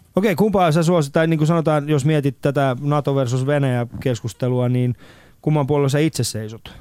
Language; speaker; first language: Finnish; early bilingual, other home language; Persian